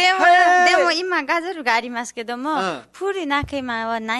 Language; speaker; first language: Japanese; non-native, learner; Nepali